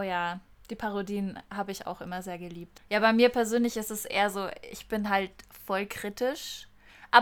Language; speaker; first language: German; native; German